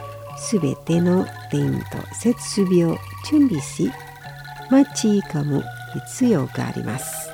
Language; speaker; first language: Japanese; non-native, fluent; Indonesian